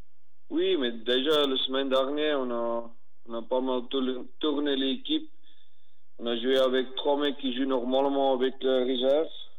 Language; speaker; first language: French; non-native, fluent; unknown